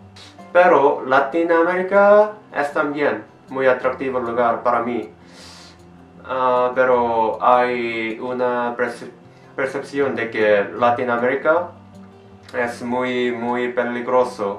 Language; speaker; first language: Spanish; non-native, learner; Korean